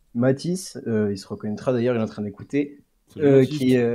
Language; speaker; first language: French; native; French